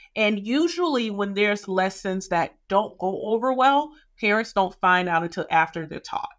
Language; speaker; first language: English; native; English